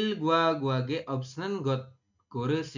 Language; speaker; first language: Korean; non-native, fluent; Indonesian